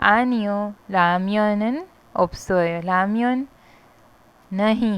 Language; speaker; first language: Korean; non-native, fluent; Hindi